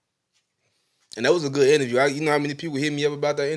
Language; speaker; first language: English; native; English